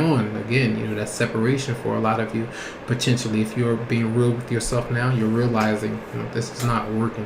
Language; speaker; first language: English; native; English